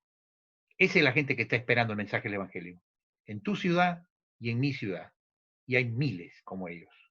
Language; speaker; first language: Spanish; native; Spanish